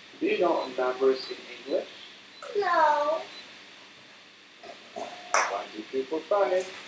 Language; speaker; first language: English; non-native, learner; Chinese